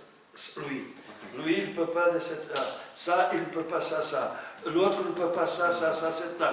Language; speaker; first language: French; non-native, fluent; Portuguese